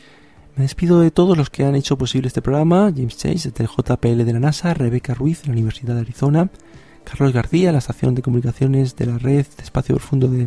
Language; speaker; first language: Spanish; native; Spanish